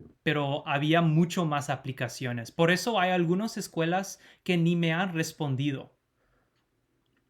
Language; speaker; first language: Spanish; non-native, fluent; English